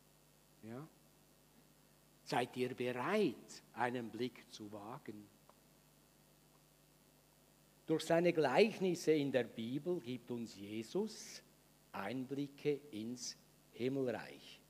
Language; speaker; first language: German; native; German